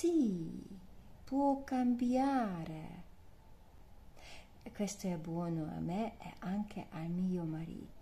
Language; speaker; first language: Italian; non-native, learner; Hungarian